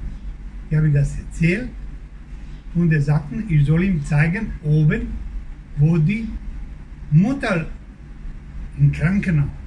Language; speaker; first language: German; non-native, learner; Croatian